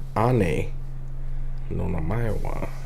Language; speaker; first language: Japanese; non-native, learner; English